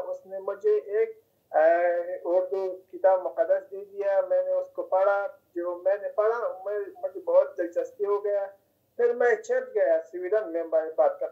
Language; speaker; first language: Hindi; non-native, fluent; Persian